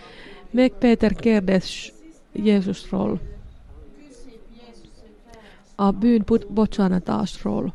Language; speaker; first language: Hungarian; non-native, learner; Finnish